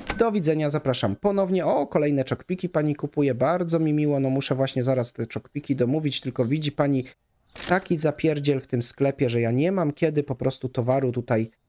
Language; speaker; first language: Polish; native; Polish